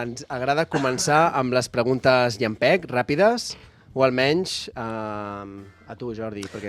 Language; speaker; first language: Catalan; native; Catalan